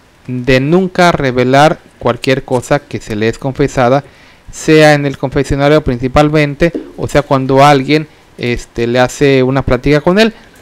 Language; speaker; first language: Spanish; native; Spanish